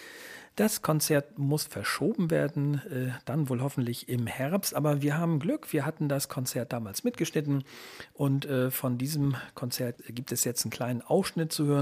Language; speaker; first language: German; native; German